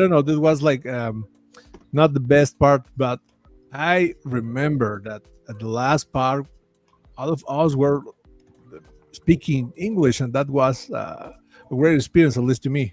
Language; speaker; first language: English; non-native, fluent; Spanish